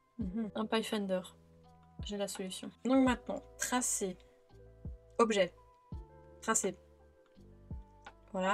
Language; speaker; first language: French; native; French